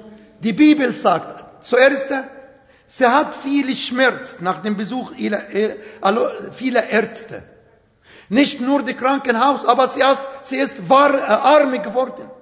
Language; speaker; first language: German; non-native, fluent; Arabic